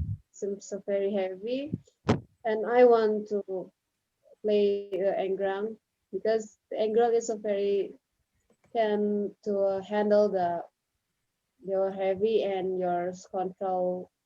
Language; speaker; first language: English; non-native, learner; Indonesian